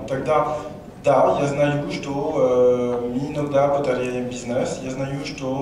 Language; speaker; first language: Russian; non-native, learner; French